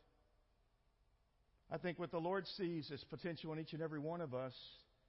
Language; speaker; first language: English; native; English